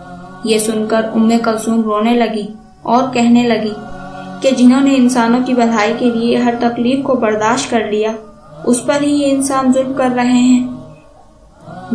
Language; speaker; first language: Urdu; native; Urdu